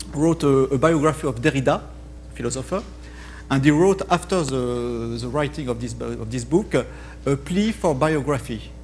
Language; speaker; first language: English; non-native, fluent; French